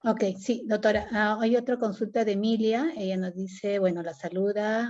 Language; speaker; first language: Spanish; native; Spanish